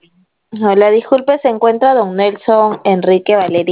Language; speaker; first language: Spanish; native; Spanish